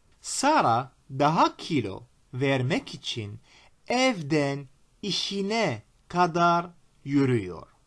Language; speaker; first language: Turkish; non-native, fluent; Arabic